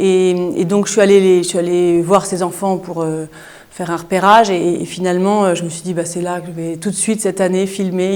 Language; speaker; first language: French; native; French